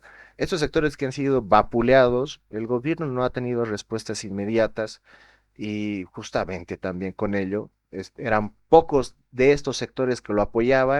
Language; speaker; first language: Spanish; native; Spanish